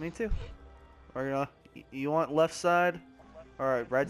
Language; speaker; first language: English; native; English